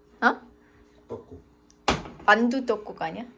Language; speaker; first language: Korean; non-native, fluent; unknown